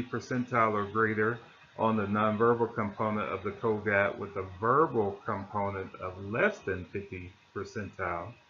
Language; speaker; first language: English; native; English